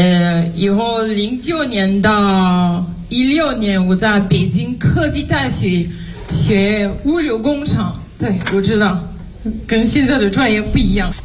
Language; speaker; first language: Chinese; non-native, fluent; French